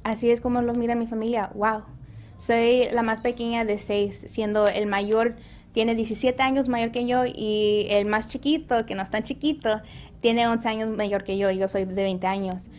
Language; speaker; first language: Spanish; early bilingual, heritage; Spanish